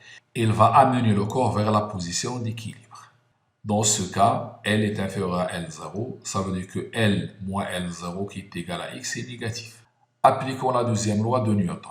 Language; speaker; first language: French; non-native, local second language; Arabic